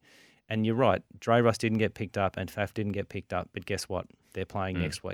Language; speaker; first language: English; native; English